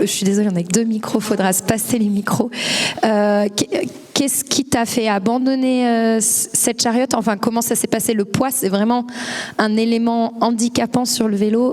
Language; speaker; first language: French; native; French